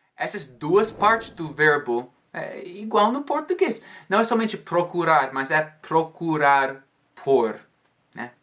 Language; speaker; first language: Portuguese; non-native, fluent; English